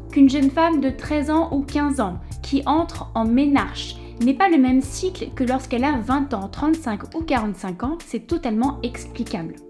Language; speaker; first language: French; native; French